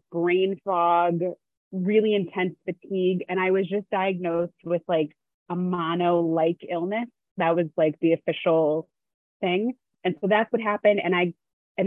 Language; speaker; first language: English; native; English